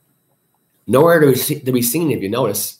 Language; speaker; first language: English; native; English